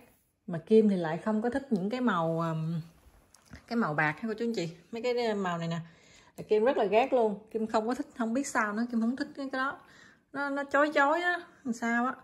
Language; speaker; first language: Vietnamese; native; Vietnamese